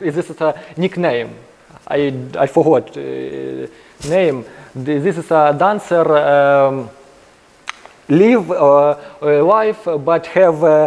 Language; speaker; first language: English; non-native, learner; Ukrainian